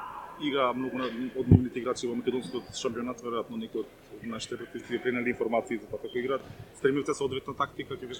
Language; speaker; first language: Macedonian; native; Macedonian